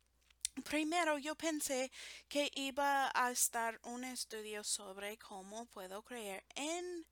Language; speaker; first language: Spanish; non-native, fluent; English